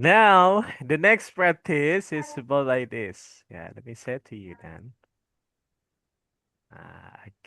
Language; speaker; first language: English; non-native, fluent; Indonesian